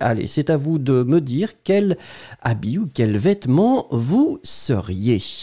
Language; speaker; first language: French; native; French